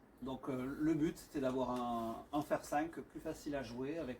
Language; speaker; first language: French; native; French